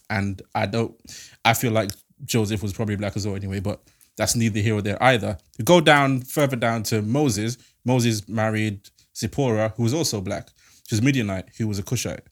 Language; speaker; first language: English; native; English